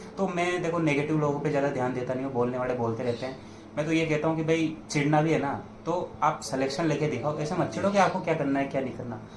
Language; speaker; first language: Hindi; native; Hindi